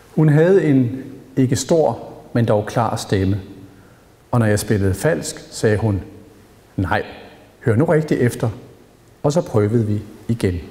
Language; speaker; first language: Danish; native; Danish